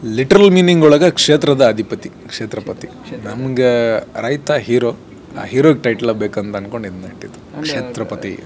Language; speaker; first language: Kannada; native; Kannada